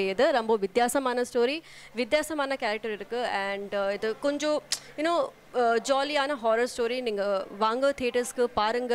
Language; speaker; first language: Tamil; non-native, learner; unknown